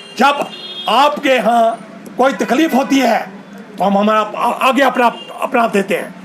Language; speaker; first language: Hindi; non-native, local second language; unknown